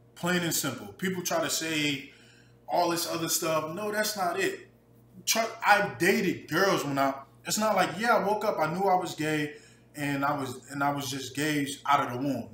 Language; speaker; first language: English; native; English